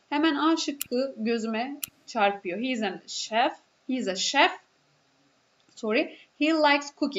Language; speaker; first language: English; non-native, fluent; Turkish